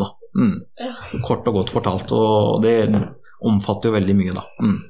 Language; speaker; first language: Norwegian; early bilingual, other home language; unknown